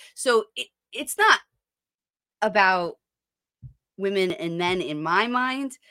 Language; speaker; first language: English; native; English